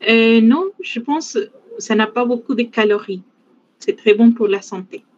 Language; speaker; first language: French; non-native, fluent; Spanish